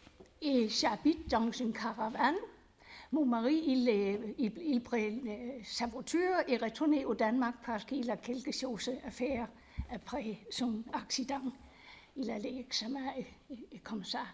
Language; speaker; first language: French; non-native, learner; Danish